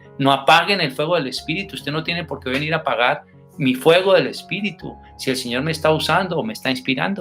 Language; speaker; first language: Spanish; native; Spanish